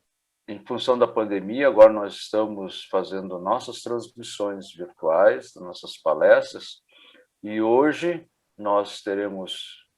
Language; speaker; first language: Portuguese; native; Portuguese